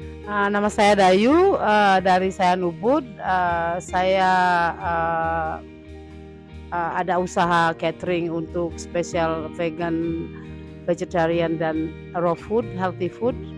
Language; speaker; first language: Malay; non-native, local second language; Balinese